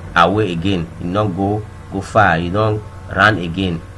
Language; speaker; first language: English; non-native, learner; French